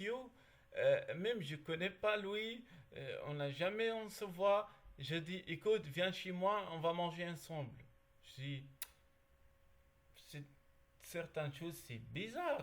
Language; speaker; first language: French; non-native, learner; Arabic